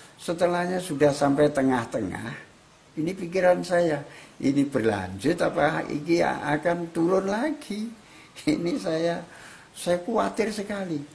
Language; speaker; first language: Indonesian; non-native, local second language; Javanese